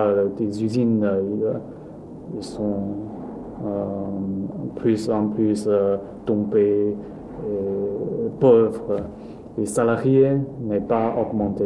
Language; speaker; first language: French; non-native, learner; Chinese